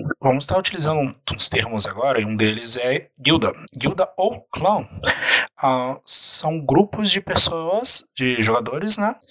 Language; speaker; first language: Portuguese; native; Portuguese